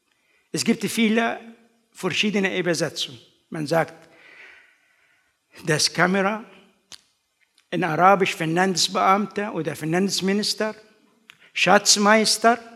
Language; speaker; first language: German; non-native, learner; Arabic